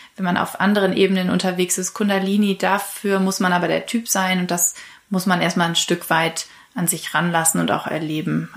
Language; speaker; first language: German; native; German